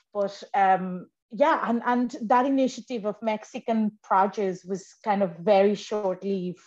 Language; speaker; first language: English; non-native, fluent; Spanish